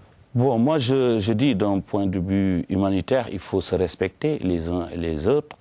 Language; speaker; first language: French; non-native, local second language; Wolof